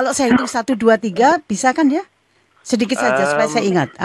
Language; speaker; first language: Indonesian; native; Indonesian